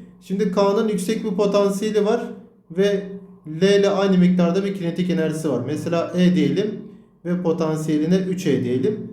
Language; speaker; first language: Turkish; native; Turkish